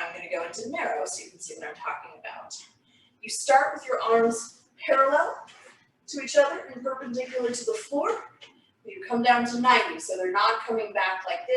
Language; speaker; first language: English; native; English